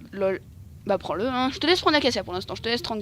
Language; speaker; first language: French; native; French